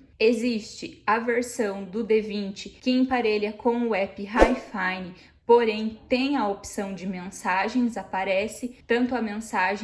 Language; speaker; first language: Portuguese; native; Portuguese